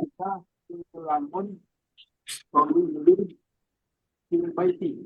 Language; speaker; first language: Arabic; non-native, learner; Indonesian